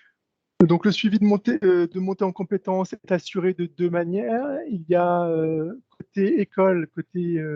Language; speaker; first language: French; native; French